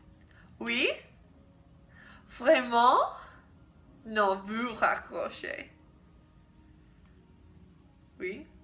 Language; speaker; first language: French; non-native, learner; English